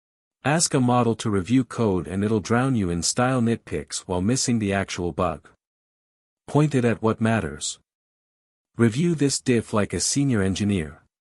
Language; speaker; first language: English; native; English